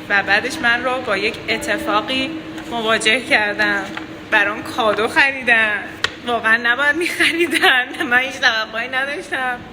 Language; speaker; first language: Persian; native; Persian